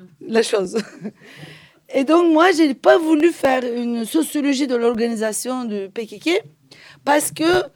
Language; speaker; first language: French; non-native, fluent; Turkish